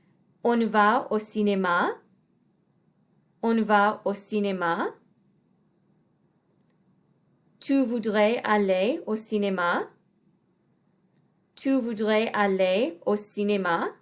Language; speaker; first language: French; non-native, fluent; English